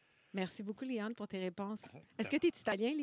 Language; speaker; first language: French; native; French